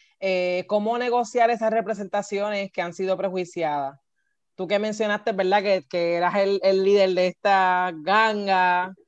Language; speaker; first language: Spanish; native; Spanish